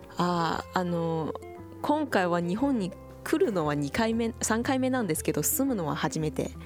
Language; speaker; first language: Japanese; non-native, fluent; Chinese